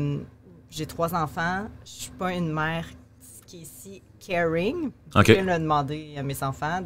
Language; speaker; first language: French; native; French